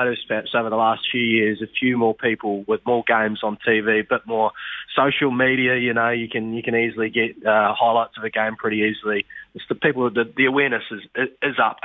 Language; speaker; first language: English; native; English